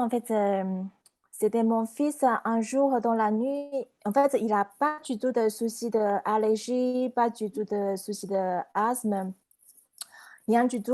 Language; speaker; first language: French; non-native, fluent; Chinese